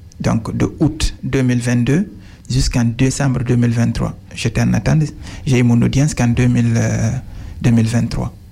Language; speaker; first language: French; non-native, local second language; Fula